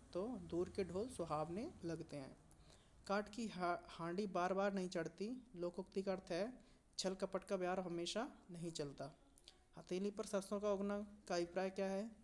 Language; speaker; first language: Hindi; native; Hindi